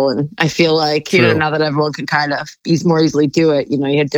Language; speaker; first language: English; native; English